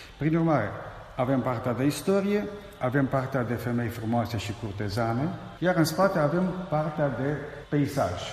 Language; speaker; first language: Romanian; native; Romanian